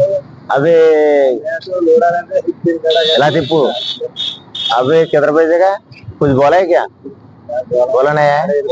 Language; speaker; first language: Hindi; non-native, local second language; Telugu